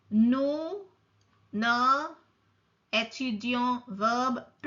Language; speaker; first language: French; non-native, fluent; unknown